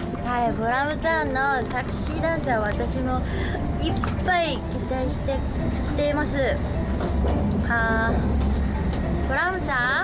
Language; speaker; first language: Japanese; non-native, learner; Korean